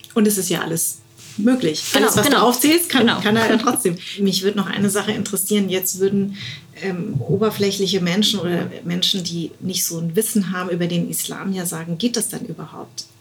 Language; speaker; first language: German; native; German